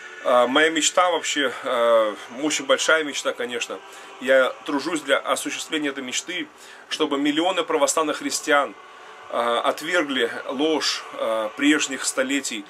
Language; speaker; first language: Russian; native; Russian